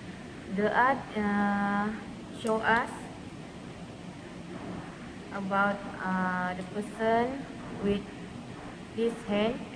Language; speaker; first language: English; non-native, learner; Malay